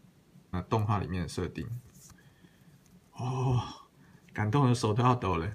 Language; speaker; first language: Chinese; native; Chinese